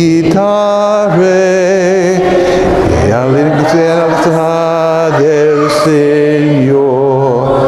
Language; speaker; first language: Spanish; non-native, fluent; English